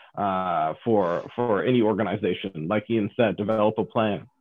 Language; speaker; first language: English; native; English